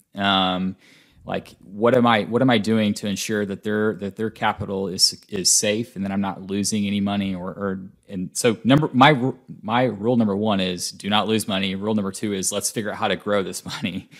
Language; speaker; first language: English; native; English